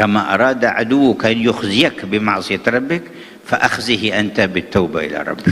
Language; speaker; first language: Arabic; native; Arabic